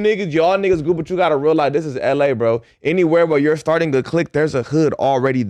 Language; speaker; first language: English; native; English